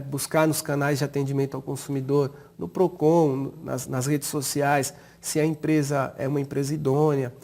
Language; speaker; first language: Portuguese; native; Portuguese